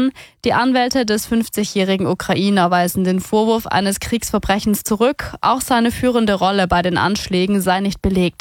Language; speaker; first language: German; native; German